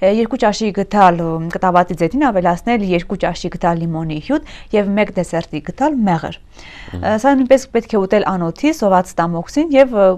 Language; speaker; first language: Armenian; native; Armenian